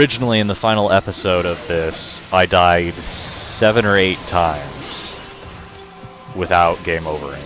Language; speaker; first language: English; native; English